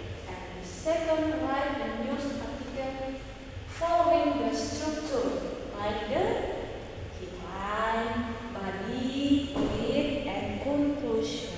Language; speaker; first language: English; non-native, learner; Indonesian